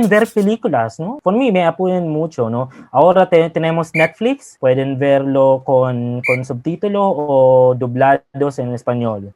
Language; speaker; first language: Spanish; non-native, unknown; Filipino